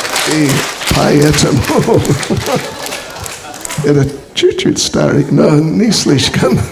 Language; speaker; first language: Russian; non-native, fluent; English